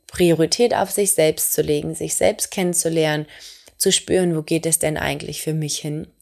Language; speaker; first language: German; native; German